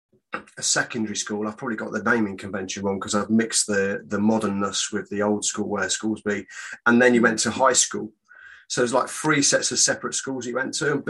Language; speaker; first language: English; native; English